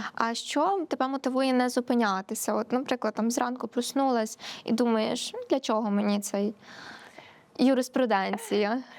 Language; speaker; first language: Ukrainian; native; Ukrainian